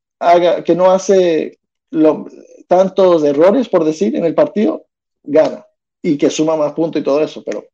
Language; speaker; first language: Spanish; early bilingual, heritage; Spanish